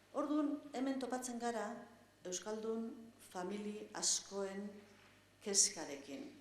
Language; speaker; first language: Basque; non-native, local second language; Spanish